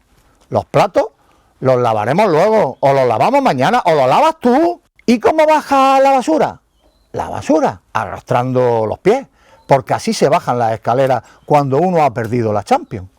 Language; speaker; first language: Spanish; native; Spanish